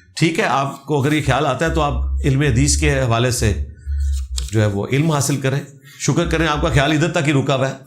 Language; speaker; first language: Urdu; non-native, local second language; Punjabi